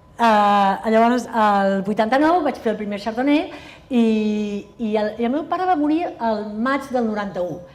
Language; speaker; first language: Catalan; native; Catalan